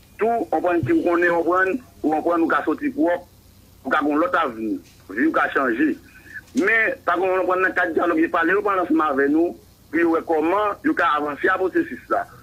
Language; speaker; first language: Haitian Creole; native; Haitian Creole